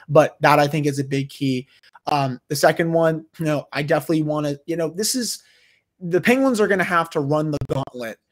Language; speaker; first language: English; native; English